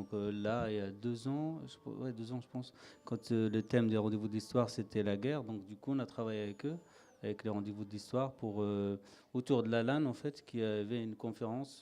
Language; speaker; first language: French; native; French